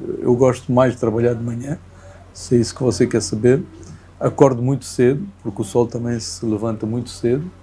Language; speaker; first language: Portuguese; native; Portuguese